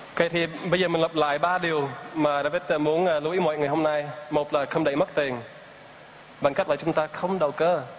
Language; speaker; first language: Vietnamese; non-native, fluent; English